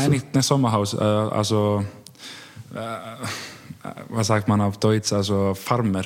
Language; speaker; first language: German; non-native, learner; Icelandic